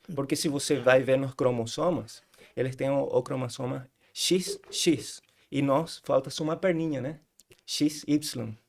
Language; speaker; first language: Portuguese; non-native, fluent; Spanish